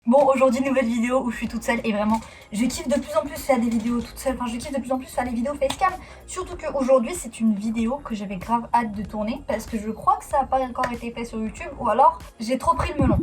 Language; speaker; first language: French; native; French